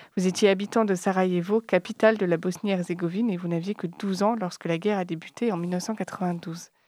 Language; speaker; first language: French; native; French